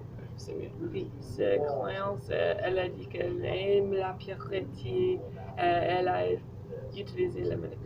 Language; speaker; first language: French; non-native, learner; English